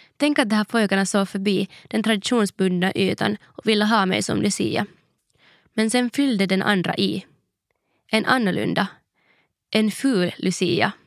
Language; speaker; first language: Swedish; native; Swedish